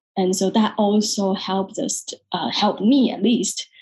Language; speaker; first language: English; non-native, fluent; Chinese